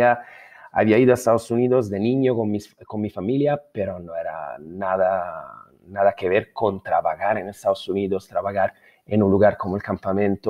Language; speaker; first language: Spanish; non-native, fluent; Italian